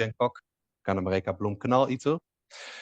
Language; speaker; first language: Indonesian; non-native, fluent; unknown